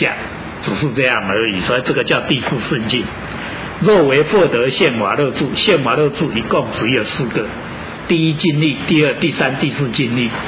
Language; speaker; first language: Chinese; native; Chinese